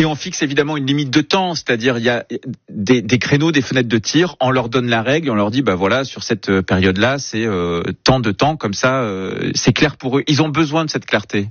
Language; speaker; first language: French; native; French